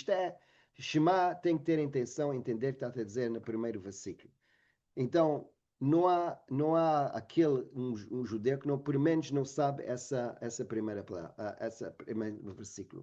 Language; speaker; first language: Portuguese; non-native, fluent; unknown